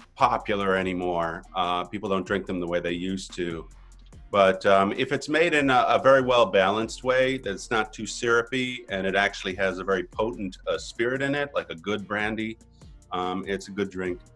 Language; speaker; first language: English; native; English